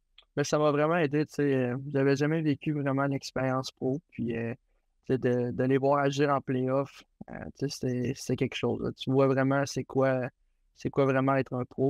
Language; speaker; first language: French; native; French